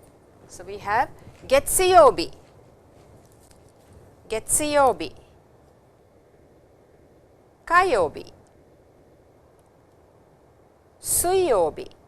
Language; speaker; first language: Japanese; non-native, fluent; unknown